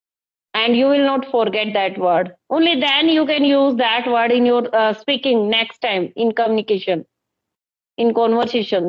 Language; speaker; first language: English; non-native, local second language; Hindi